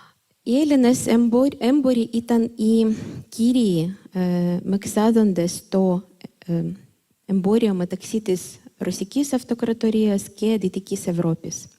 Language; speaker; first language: Greek; non-native, fluent; Ukrainian